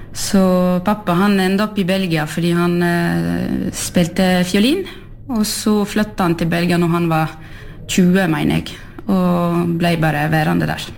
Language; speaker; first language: Norwegian; early bilingual, heritage; French